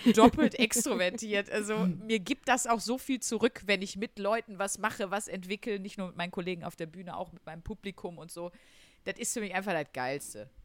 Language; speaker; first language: German; native; German